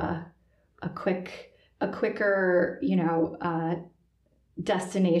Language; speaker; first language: English; native; English